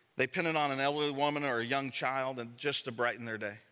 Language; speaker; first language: English; native; English